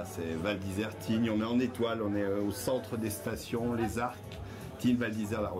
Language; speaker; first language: French; native; French